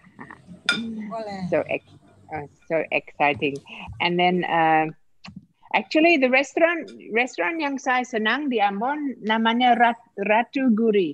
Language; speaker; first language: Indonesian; non-native, fluent; English